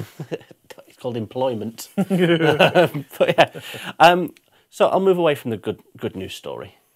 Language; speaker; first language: English; native; English